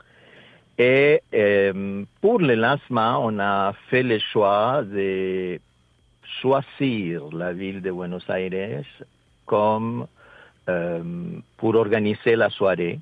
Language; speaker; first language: French; non-native, fluent; Spanish